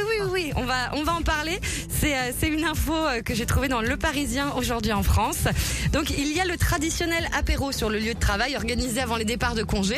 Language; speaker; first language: French; native; French